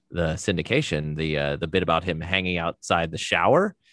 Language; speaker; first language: English; native; English